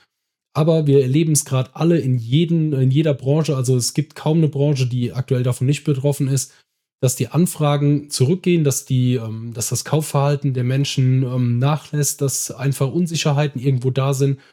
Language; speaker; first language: German; native; German